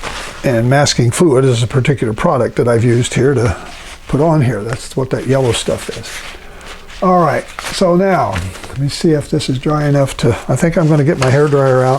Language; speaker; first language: English; native; English